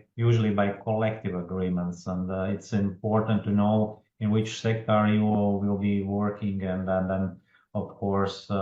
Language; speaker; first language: English; non-native, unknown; Latvian